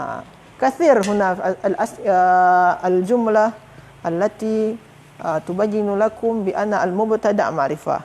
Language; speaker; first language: Arabic; non-native, fluent; Malay